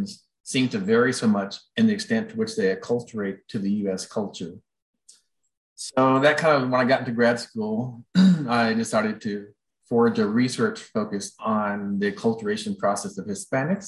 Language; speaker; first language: English; native; English